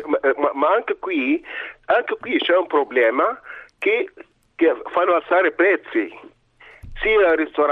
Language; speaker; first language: Italian; non-native, fluent; Arabic